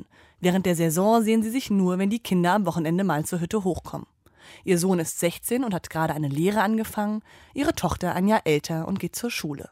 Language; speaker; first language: German; native; German